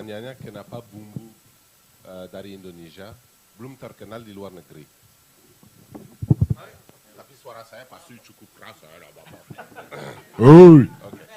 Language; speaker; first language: Indonesian; non-native, fluent; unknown